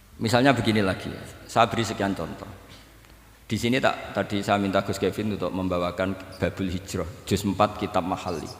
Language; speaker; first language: Indonesian; non-native, local second language; Javanese